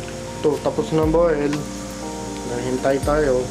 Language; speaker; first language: Filipino; non-native, learner; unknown